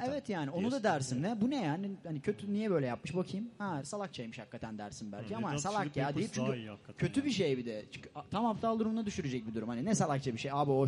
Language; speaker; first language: Turkish; native; Turkish